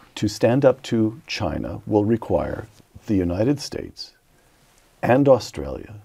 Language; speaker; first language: English; native; English